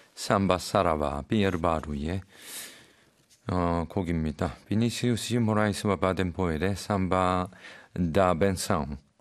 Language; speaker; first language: Korean; native; Korean